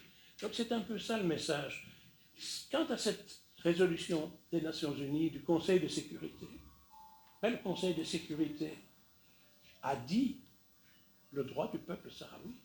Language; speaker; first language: French; native; French